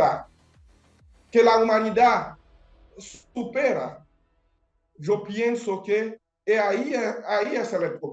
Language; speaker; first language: Spanish; non-native, fluent; Haitian Creole